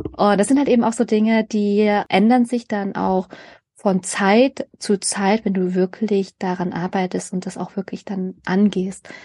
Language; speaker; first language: German; early bilingual, other home language; Vietnamese